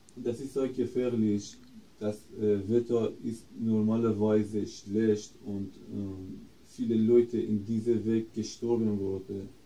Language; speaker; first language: German; non-native, learner; Persian